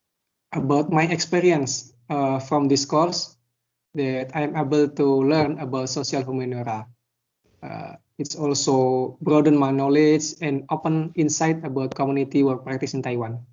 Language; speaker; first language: English; non-native, learner; Indonesian